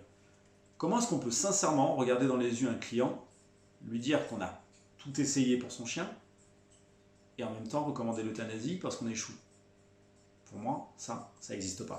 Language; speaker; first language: French; native; French